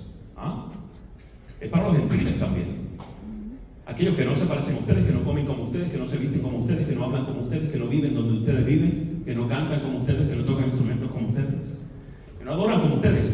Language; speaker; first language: Spanish; native; Spanish